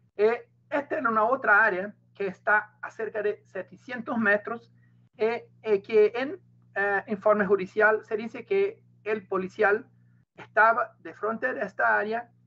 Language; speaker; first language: Spanish; non-native, learner; Portuguese